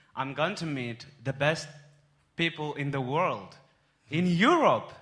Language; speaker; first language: English; non-native, fluent; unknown